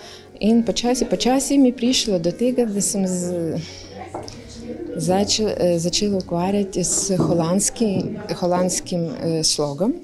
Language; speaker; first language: Slovenian; non-native, learner; Ukrainian